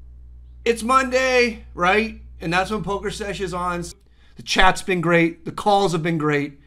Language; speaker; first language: English; native; English